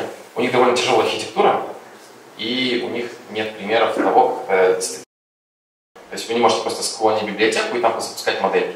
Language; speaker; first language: Russian; native; Russian